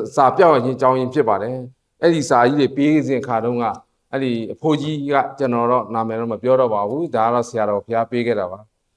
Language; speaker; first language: Burmese; non-native, local second language; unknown